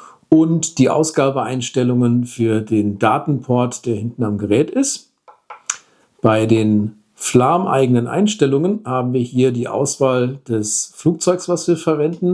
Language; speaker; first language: German; native; German